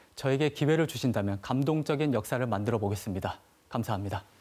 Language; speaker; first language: Korean; native; Korean